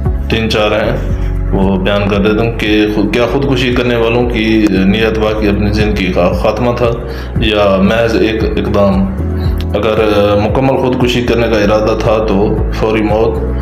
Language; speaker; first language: Urdu; native; Urdu